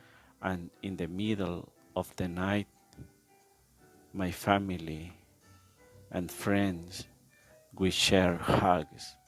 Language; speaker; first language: English; non-native, learner; Spanish